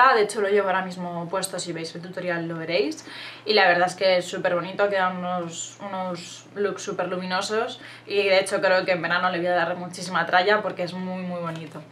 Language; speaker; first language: Spanish; native; Spanish